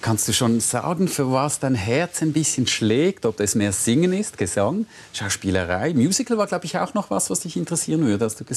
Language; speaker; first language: German; native; German